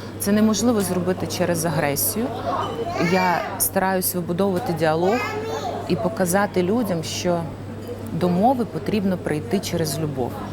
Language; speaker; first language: Ukrainian; non-native, local second language; Russian